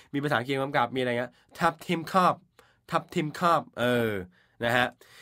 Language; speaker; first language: Thai; native; Thai